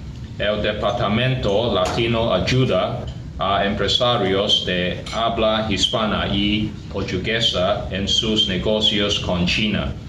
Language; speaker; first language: Spanish; non-native, learner; Chinese